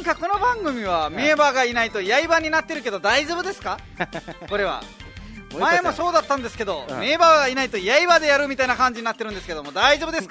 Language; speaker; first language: Japanese; non-native, fluent; Nepali